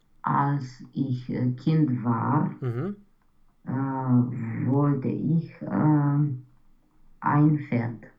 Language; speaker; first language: German; non-native, learner; Romanian